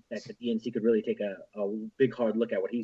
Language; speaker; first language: English; native; English